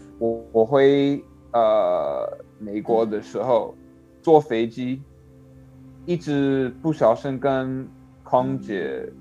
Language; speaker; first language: Chinese; non-native, learner; English